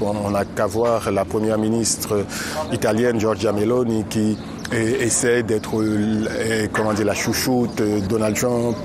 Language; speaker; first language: French; non-native, local second language; Haitian Creole